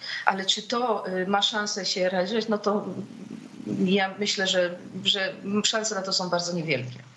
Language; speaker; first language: Polish; native; Polish